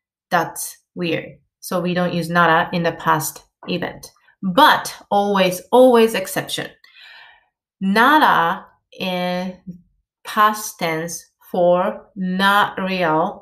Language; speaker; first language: English; non-native, fluent; Japanese